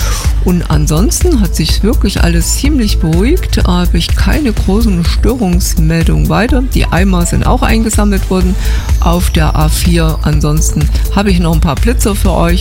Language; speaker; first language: German; native; German